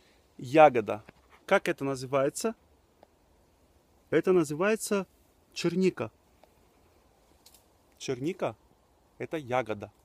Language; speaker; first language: Russian; non-native, fluent; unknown